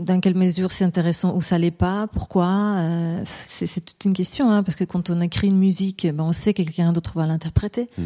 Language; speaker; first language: French; non-native, fluent; Spanish